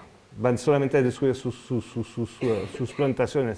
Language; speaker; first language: Spanish; non-native, fluent; French